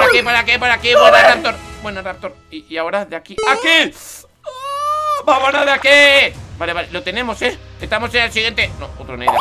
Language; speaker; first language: Spanish; native; Spanish